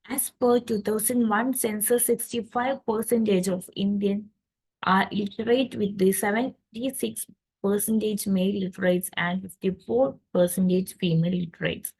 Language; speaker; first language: English; non-native, local second language; Malayalam